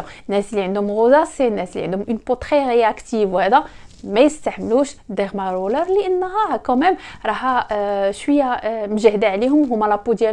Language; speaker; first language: Arabic; native; Arabic